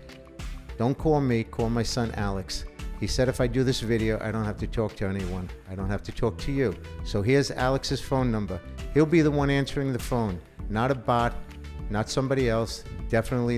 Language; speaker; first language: English; native; English